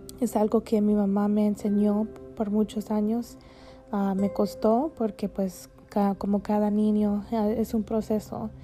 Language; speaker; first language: Spanish; early bilingual, heritage; Spanish